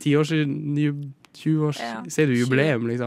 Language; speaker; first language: Norwegian; native; Norwegian